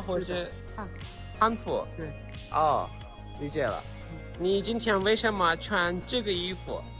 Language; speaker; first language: Chinese; non-native, learner; Turkish